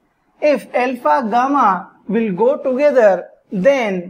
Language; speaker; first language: English; non-native, local second language; Hindi